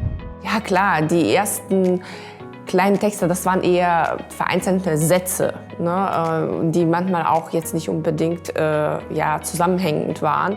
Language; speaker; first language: German; non-native, fluent; Lithuanian